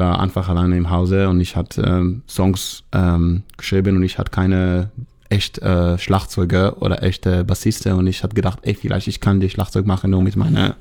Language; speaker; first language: German; non-native, learner; Hebrew